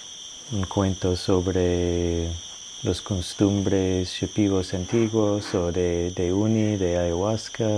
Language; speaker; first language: Spanish; non-native, learner; English